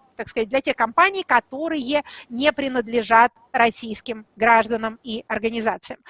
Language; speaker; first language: Russian; native; Russian